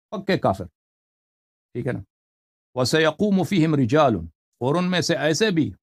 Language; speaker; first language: Urdu; non-native, fluent; Persian